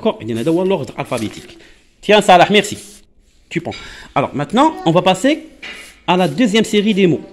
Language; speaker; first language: French; non-native, local second language; Arabic